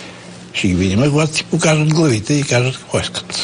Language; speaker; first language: Bulgarian; native; Bulgarian